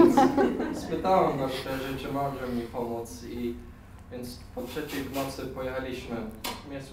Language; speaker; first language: Polish; early bilingual, heritage; Polish